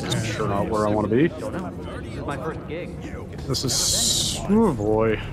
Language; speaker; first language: English; native; English